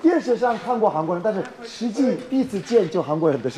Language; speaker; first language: Chinese; non-native, fluent; Korean